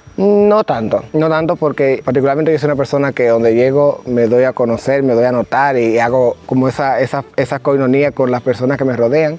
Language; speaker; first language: Spanish; native; Spanish